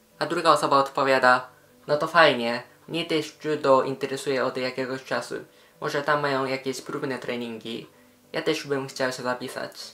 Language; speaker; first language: Polish; non-native, fluent; Japanese